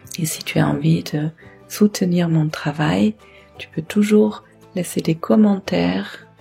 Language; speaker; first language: French; non-native, fluent; German